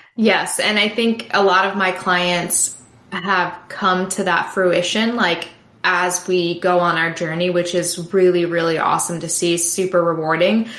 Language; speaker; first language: English; native; English